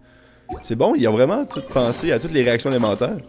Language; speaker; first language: French; native; French